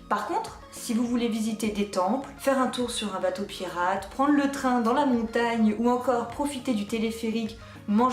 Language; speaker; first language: French; native; French